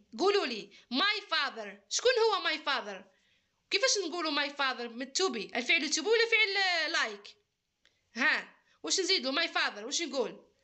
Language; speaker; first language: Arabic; native; Arabic